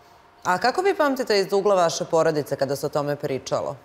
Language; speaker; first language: Serbian; native; Serbian